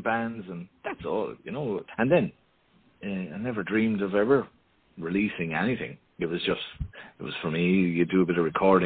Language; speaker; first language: English; native; English